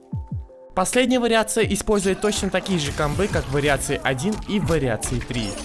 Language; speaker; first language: Russian; native; Russian